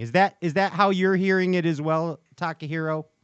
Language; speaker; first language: English; native; English